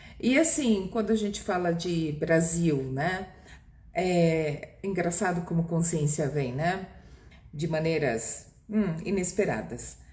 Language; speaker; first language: Portuguese; early bilingual, other home language; Japanese